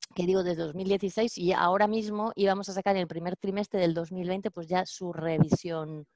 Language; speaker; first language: Spanish; native; Spanish